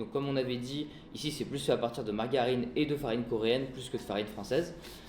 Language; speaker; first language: French; native; French